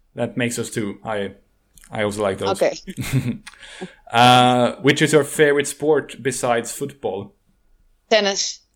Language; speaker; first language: English; non-native, fluent; Dutch